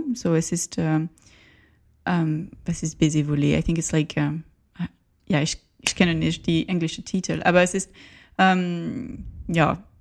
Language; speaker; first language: German; non-native, learner; French